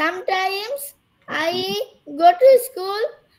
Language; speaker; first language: English; non-native, learner; Bangla